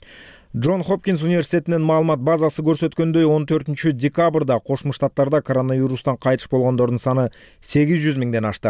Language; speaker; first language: Kyrgyz; native; Kyrgyz